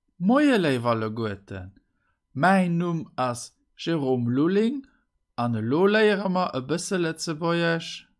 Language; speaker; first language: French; non-native, local second language; Luxembourgish